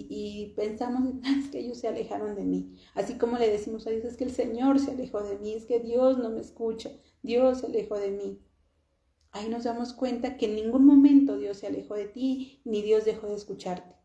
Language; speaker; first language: Spanish; native; Spanish